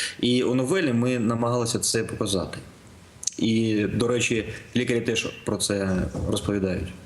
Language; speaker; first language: Ukrainian; non-native, local second language; Russian